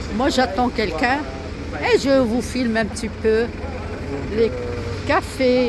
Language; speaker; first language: French; non-native, local second language; Arabic